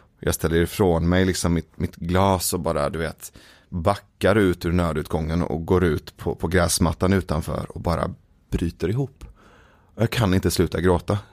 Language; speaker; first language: Swedish; early bilingual, other home language; Persian